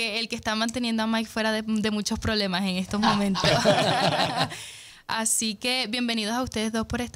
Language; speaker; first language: Spanish; native; Spanish